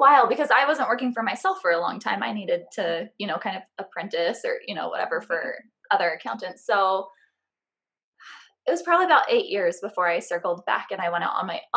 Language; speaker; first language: English; native; English